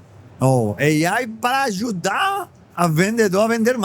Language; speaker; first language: Portuguese; non-native, fluent; Spanish